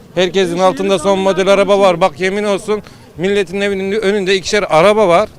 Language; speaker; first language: Turkish; native; Turkish